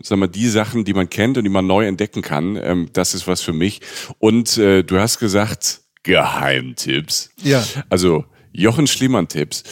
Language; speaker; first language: German; native; German